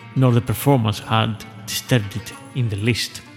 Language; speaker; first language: English; non-native, fluent; Greek